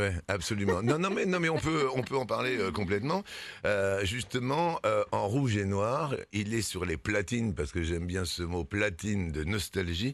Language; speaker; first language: French; native; French